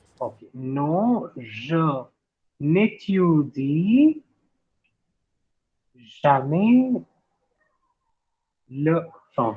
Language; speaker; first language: French; non-native, fluent; Hindi